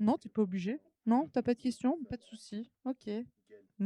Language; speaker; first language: French; native; French